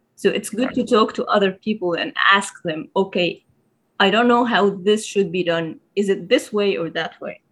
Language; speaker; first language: English; non-native, fluent; Arabic